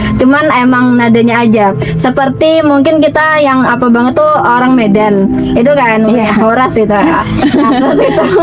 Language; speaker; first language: Indonesian; native; Indonesian